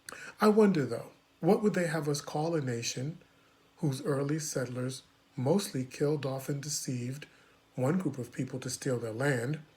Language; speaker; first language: English; native; English